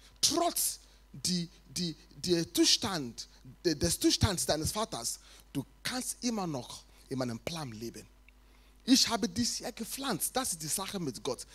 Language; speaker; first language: German; non-native, fluent; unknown